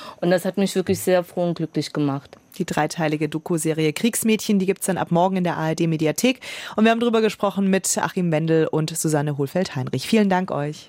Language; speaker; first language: German; native; German